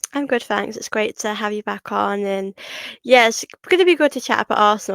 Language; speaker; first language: English; native; English